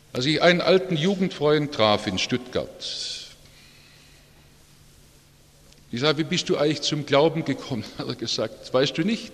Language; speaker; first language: German; native; German